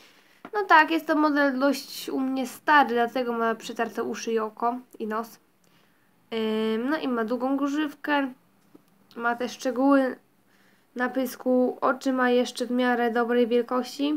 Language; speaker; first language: Polish; native; Polish